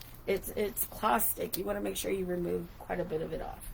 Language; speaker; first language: English; native; English